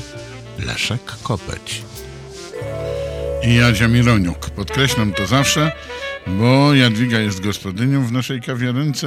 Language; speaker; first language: Polish; native; Polish